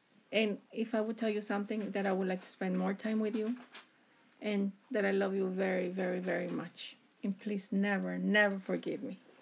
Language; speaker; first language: English; early bilingual, other home language; Spanish